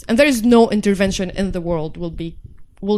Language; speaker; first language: English; non-native, fluent; Arabic